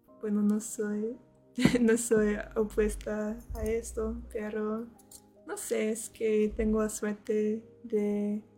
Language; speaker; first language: Spanish; non-native, learner; English